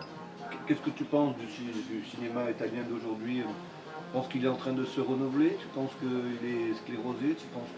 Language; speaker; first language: French; native; French